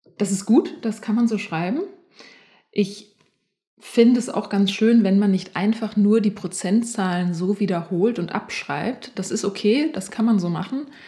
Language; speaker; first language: German; native; German